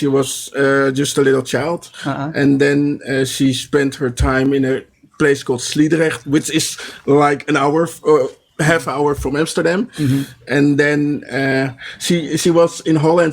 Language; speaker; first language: English; non-native, fluent; Dutch